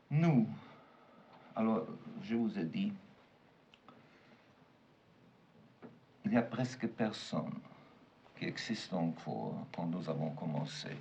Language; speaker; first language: French; non-native, fluent; German